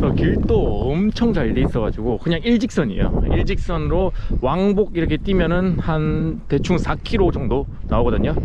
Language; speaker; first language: Korean; native; Korean